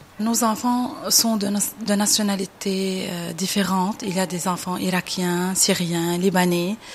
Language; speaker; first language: French; non-native, local second language; Arabic